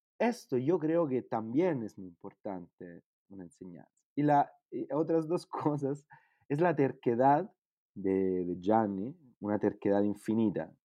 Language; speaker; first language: Spanish; non-native, fluent; Italian